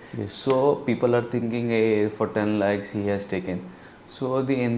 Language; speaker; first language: Telugu; non-native, learner; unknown